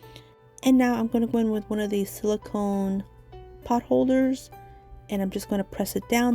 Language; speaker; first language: English; native; English